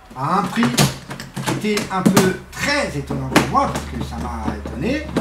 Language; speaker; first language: French; non-native, fluent; Portuguese